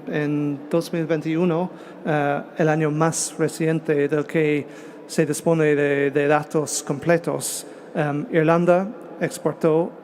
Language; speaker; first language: Spanish; non-native, fluent; English